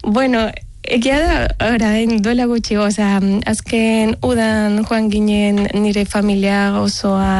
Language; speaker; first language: Basque; non-native, learner; Spanish